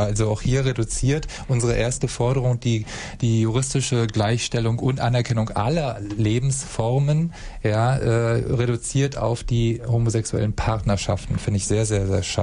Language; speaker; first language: German; native; German